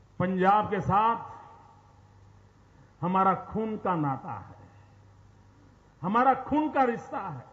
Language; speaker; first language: Hindi; non-native, local second language; Gujarati